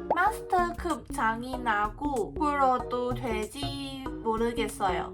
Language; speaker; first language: Korean; non-native, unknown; Cantonese